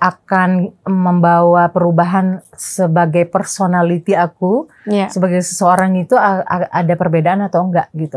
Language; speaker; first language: Indonesian; native; Indonesian